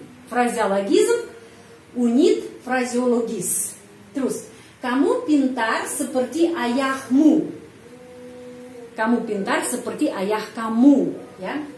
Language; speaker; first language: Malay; non-native, fluent; Russian